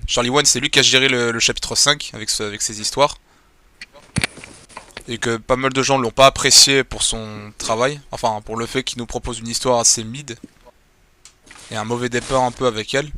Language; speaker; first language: French; native; French